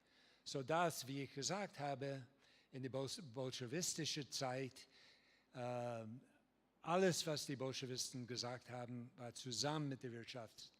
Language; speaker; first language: German; non-native, learner; English